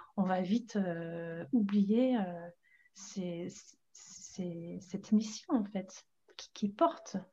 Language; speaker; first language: French; non-native, fluent; English